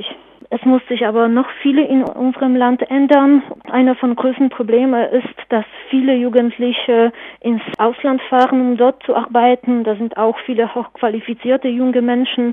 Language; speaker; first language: German; non-native, fluent; Polish